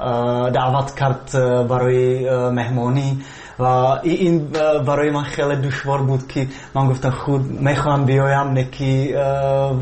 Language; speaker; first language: Persian; non-native, fluent; Czech